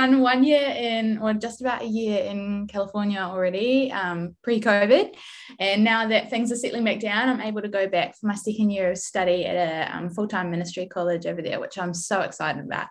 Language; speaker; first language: English; native; English